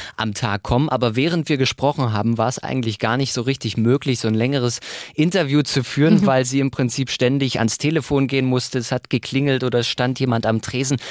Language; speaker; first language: German; native; German